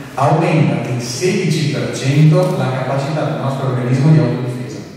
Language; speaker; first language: Italian; non-native, local second language; Venetian